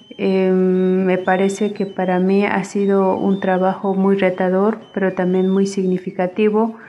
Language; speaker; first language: Spanish; non-native, local second language; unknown